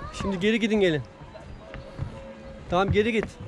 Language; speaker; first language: Turkish; native; Turkish